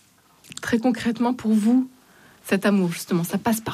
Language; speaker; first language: French; native; French